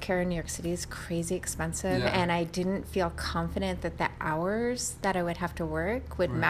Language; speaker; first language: English; native; English